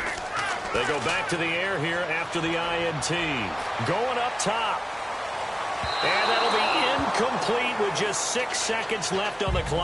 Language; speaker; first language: English; native; English